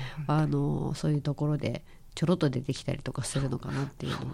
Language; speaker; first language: Japanese; native; Japanese